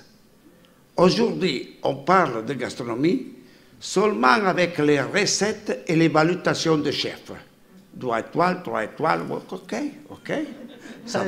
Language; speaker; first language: French; non-native, fluent; Italian